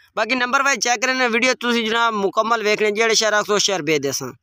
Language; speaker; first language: Urdu; non-native, local second language; Punjabi